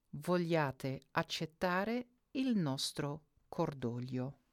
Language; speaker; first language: Italian; non-native, fluent; Dutch